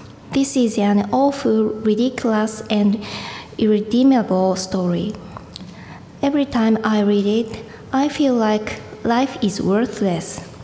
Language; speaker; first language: English; non-native, learner; Japanese